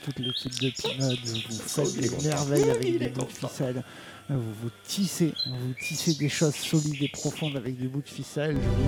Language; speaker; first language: French; native; French